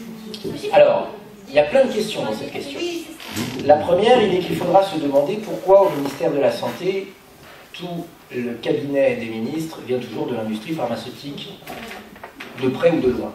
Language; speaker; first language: French; native; French